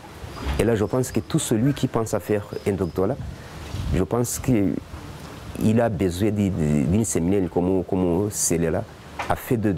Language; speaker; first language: French; non-native, fluent; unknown